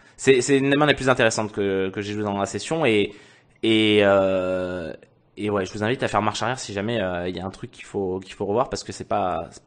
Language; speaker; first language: French; native; French